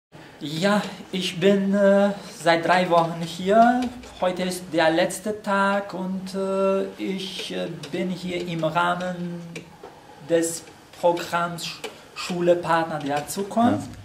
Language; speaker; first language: German; non-native, fluent; Albanian